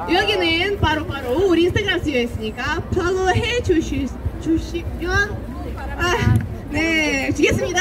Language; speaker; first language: Korean; non-native, fluent; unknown